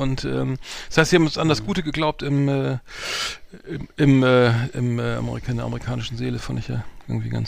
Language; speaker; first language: German; native; German